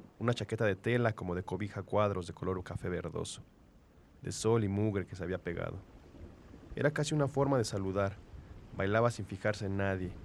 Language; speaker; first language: Spanish; native; Spanish